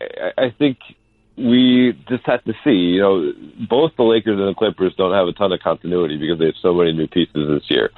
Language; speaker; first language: English; native; English